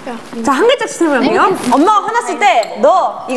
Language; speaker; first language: Korean; native; Korean